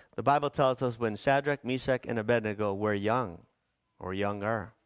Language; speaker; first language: English; early bilingual, other home language; Spanish